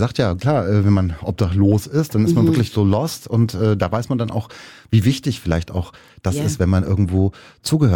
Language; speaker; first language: German; native; German